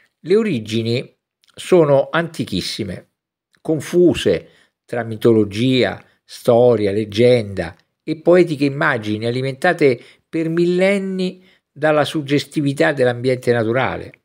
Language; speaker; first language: Italian; native; Italian